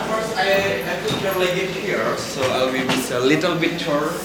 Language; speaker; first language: English; non-native, learner; Indonesian